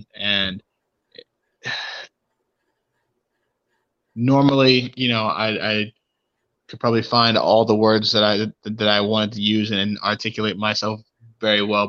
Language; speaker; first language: English; native; English